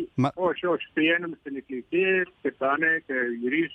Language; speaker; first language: Greek; non-native, learner; Arabic